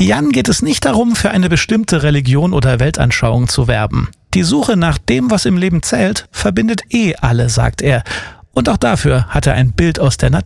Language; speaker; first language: German; native; German